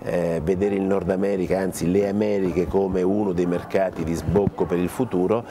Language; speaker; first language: Italian; native; Italian